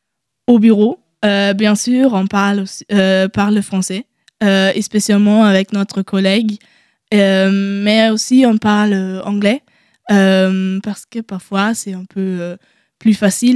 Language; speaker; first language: French; non-native, learner; German